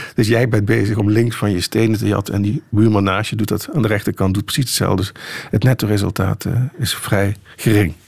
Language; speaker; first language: Dutch; native; Dutch